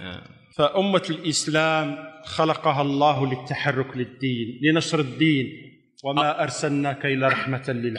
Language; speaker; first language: Arabic; non-native, fluent; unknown